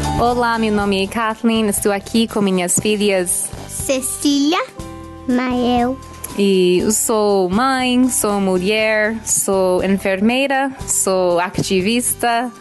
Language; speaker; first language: Portuguese; non-native, fluent; English